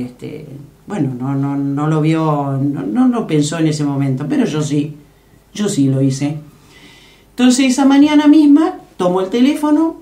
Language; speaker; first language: Spanish; native; Spanish